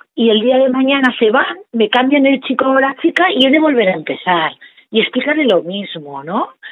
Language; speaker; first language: Spanish; non-native, local second language; Catalan